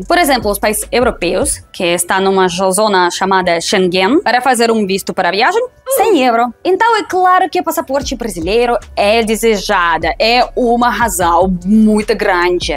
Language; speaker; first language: Portuguese; non-native, fluent; Russian